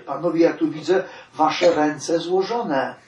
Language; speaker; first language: Polish; native; Polish